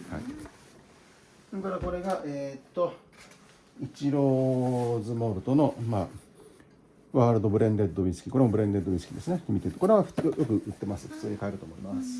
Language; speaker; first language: Japanese; native; Japanese